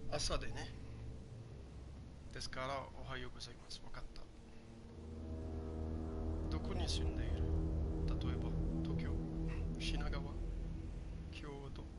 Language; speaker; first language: Japanese; non-native, learner; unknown